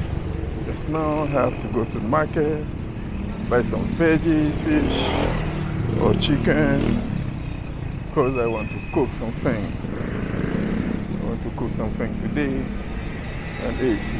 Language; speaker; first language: English; non-native, fluent; French